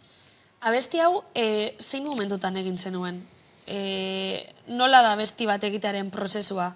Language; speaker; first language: Basque; native; Basque